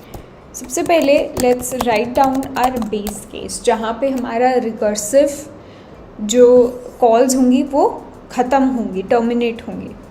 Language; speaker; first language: Hindi; native; Hindi